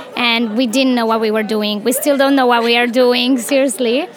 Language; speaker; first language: English; non-native, fluent; Romanian